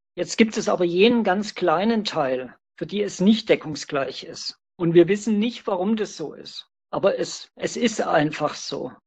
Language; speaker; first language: German; native; German